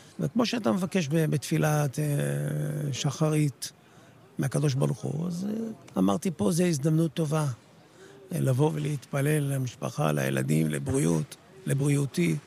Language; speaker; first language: Hebrew; native; Hebrew